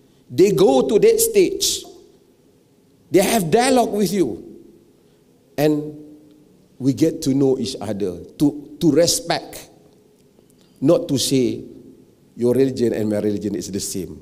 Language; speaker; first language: English; non-native, local second language; Malay